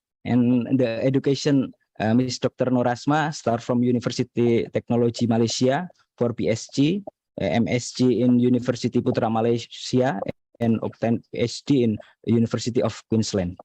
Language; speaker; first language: English; non-native, learner; Indonesian